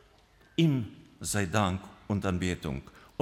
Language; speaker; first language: German; non-native, fluent; Russian